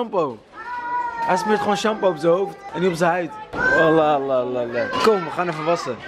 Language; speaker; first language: Dutch; native; Dutch